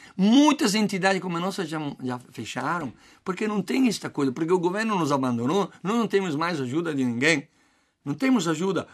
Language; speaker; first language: Portuguese; non-native, fluent; Italian